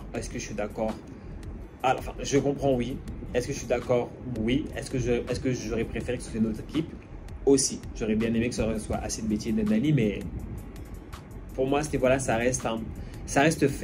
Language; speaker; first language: French; native; French